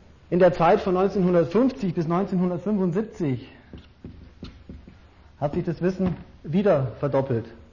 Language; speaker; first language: German; native; German